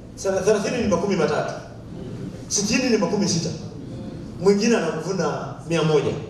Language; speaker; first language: Swahili; native; Swahili